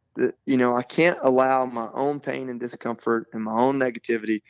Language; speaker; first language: English; native; English